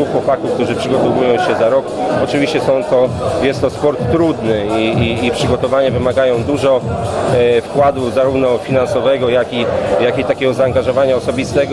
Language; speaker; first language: Polish; native; Polish